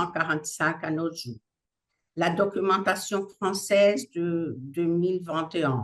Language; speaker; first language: French; non-native, fluent; Portuguese